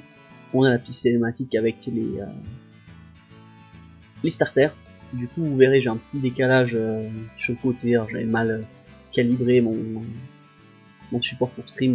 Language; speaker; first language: French; native; French